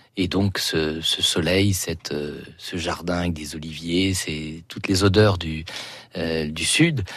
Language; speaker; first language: French; native; French